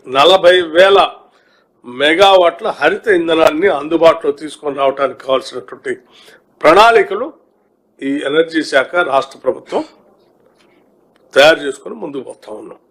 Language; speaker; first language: Telugu; native; Telugu